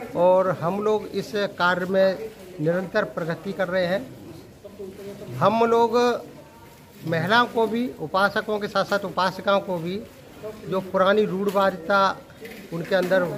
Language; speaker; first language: Hindi; native; Hindi